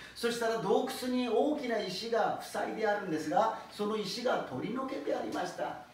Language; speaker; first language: Japanese; non-native, fluent; Korean